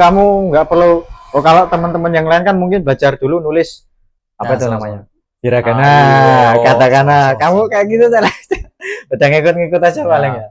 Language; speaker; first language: Indonesian; native; Indonesian